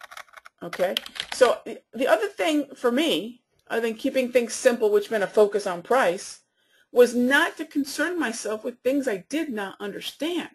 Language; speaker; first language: English; native; English